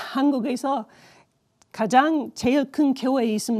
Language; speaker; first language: Korean; non-native, learner; English